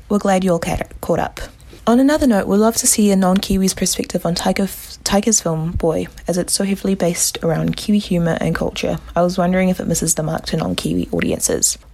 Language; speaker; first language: English; native; English